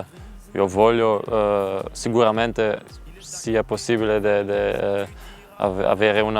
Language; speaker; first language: Italian; non-native, learner; Dutch